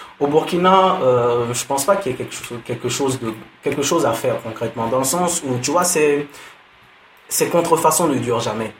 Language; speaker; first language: French; non-native, local second language; Dyula